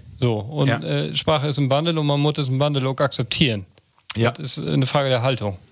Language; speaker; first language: German; non-native, local second language; Low German